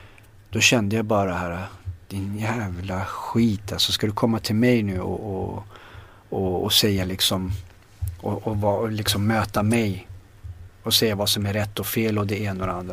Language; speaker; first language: Swedish; early bilingual, other home language; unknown